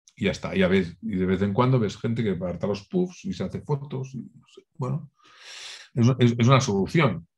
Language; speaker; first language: Spanish; non-native, local second language; Catalan